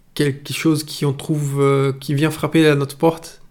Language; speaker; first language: French; non-native, fluent; Portuguese